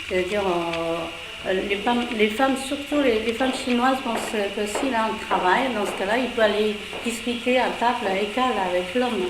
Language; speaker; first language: French; non-native, fluent; Chinese